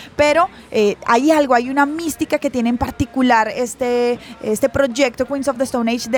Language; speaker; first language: Spanish; native; Spanish